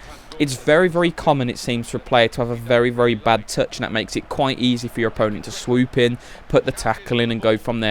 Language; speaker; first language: English; native; English